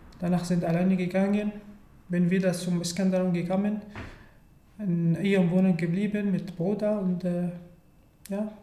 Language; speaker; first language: German; non-native, learner; Arabic